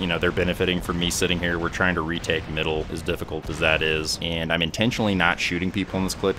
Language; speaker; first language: English; native; English